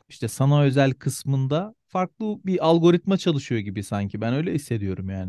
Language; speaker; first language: Turkish; native; Turkish